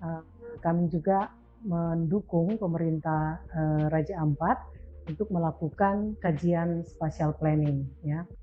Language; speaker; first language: Indonesian; native; Indonesian